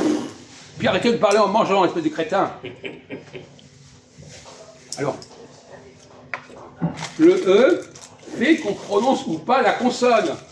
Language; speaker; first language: French; native; French